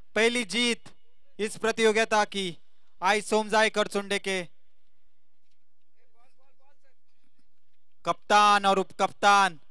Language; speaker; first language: Hindi; non-native, local second language; Marathi